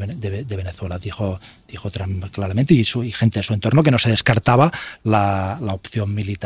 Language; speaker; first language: Spanish; native; Spanish